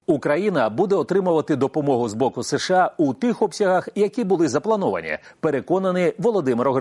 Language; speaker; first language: Ukrainian; native; Ukrainian